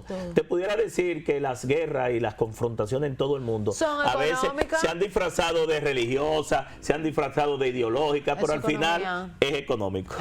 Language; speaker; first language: Spanish; native; Spanish